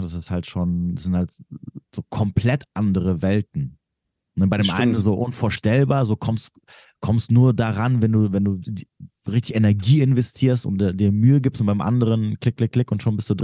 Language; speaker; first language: German; native; German